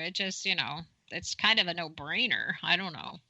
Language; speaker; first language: English; native; English